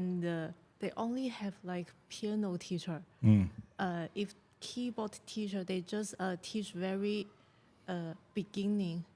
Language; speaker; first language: English; non-native, learner; Chinese